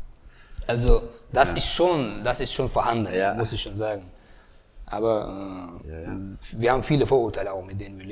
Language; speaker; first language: German; native; German